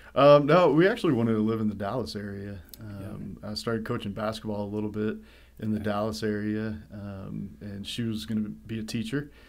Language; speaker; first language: English; native; English